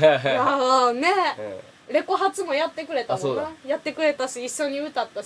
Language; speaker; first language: Japanese; native; Japanese